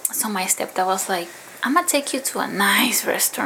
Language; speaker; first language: English; non-native, fluent; Spanish